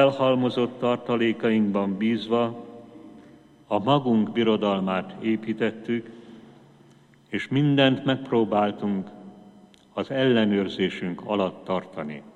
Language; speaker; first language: Hungarian; native; Hungarian